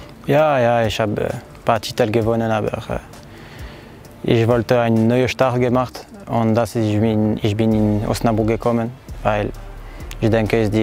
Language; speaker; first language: German; non-native, learner; French